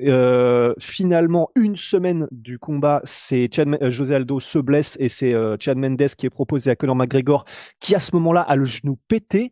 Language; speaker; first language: French; native; French